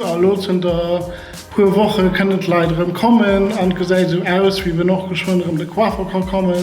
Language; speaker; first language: German; non-native, local second language; Luxembourgish